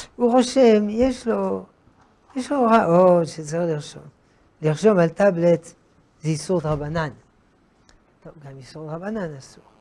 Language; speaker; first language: Hebrew; non-native, fluent; French